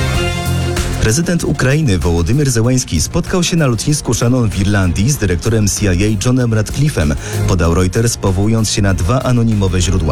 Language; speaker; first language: Polish; native; Polish